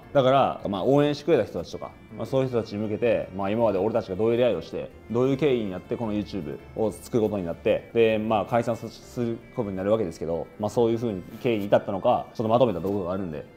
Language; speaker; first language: Japanese; native; Japanese